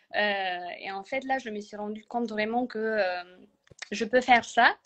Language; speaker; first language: French; non-native, fluent; Romanian